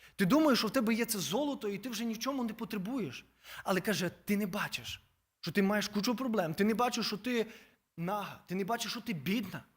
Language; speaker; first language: Ukrainian; native; Ukrainian